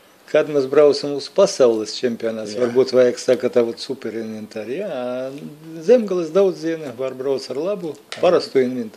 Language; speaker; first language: Latvian; non-native, local second language; Russian